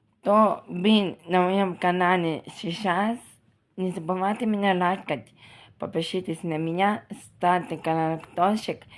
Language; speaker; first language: Russian; non-native, local second language; Ukrainian